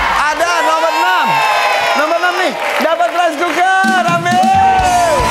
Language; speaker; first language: Indonesian; native; Indonesian